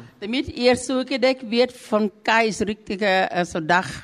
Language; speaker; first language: German; non-native, learner; Thai